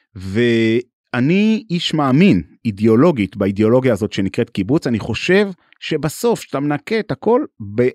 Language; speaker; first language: Hebrew; native; Hebrew